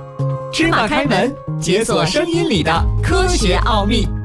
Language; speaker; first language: Chinese; native; Chinese